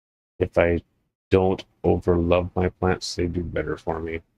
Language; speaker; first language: English; native; English